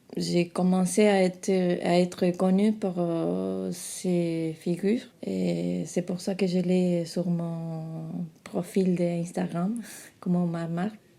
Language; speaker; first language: French; non-native, fluent; Spanish